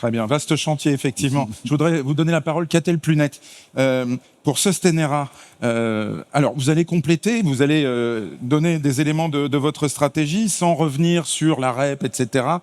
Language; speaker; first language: French; native; French